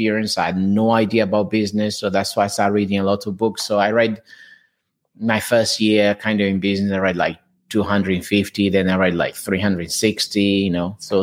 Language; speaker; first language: English; non-native, fluent; Portuguese